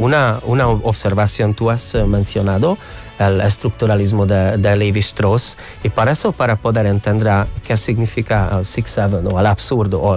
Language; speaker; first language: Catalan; non-native, fluent; Hungarian